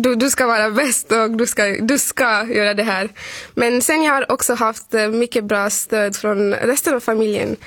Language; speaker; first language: Swedish; non-native, fluent; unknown